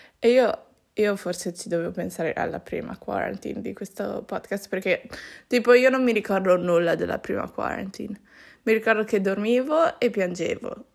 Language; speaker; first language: Italian; native; Italian